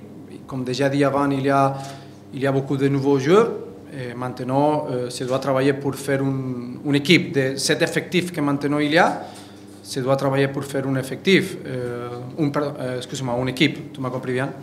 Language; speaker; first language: French; non-native, fluent; Spanish